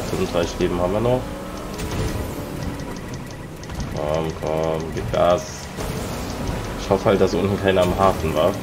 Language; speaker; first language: German; native; German